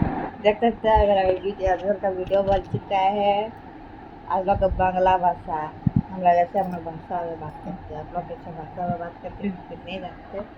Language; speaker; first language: Hindi; non-native, local second language; Bangla